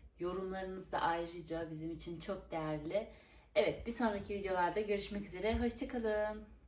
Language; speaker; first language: Turkish; early bilingual, heritage; Turkish